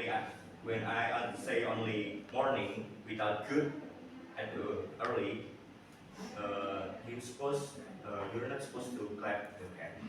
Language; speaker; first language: English; non-native, learner; Indonesian